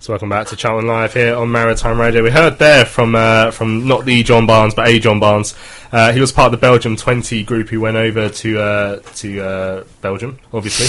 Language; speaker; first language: English; native; English